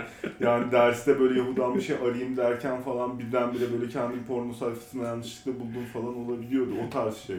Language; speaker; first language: Turkish; native; Turkish